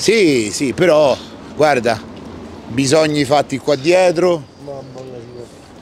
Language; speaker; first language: Italian; native; Italian